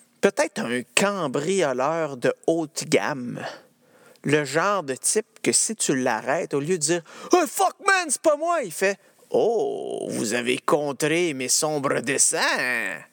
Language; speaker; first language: French; native; French